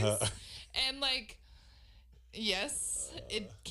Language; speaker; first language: English; native; English